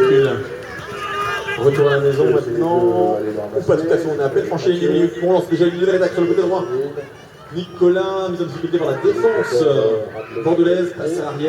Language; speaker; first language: French; native; French